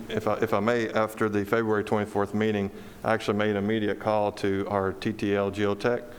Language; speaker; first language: English; native; English